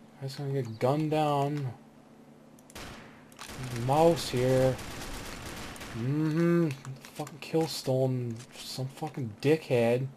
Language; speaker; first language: English; native; English